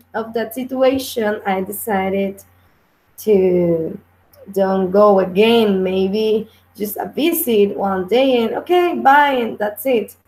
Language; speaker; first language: English; non-native, learner; Spanish